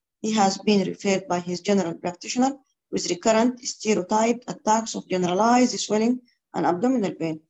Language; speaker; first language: English; non-native, fluent; Arabic